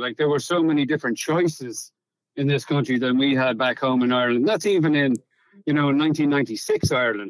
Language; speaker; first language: English; native; English